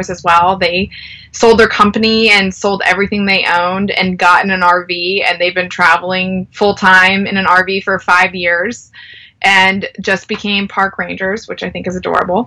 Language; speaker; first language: English; native; English